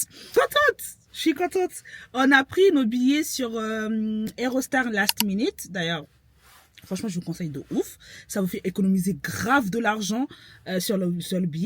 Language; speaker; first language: French; native; French